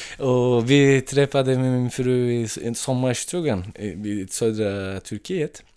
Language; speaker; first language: Swedish; non-native, fluent; Turkish